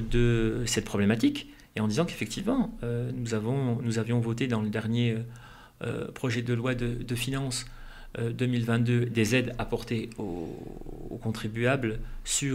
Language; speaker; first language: French; native; French